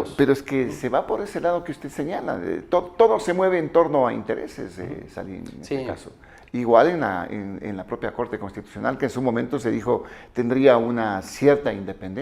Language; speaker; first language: Spanish; native; Spanish